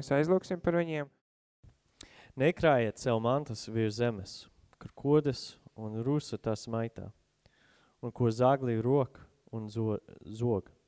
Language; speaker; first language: Latvian; non-native, fluent; English